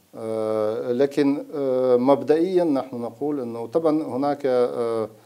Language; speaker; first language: Arabic; non-native, fluent; Russian